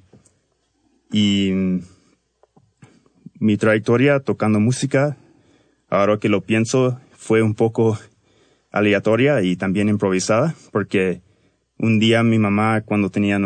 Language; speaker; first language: Spanish; early bilingual, heritage; Spanish